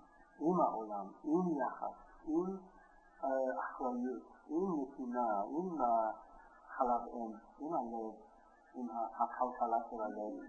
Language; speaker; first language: Hebrew; non-native, fluent; English